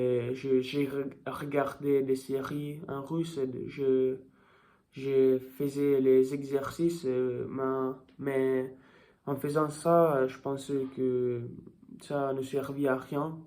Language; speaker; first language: French; non-native, learner; Italian